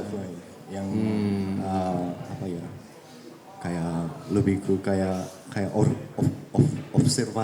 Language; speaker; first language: Indonesian; early bilingual, heritage; Japanese